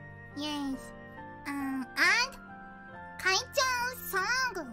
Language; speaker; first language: English; non-native, learner; Japanese